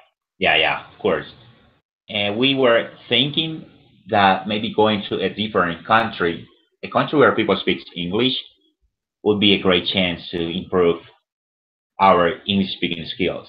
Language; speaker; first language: English; non-native, fluent; Spanish